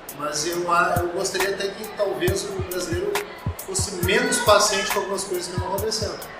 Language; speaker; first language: Portuguese; native; Portuguese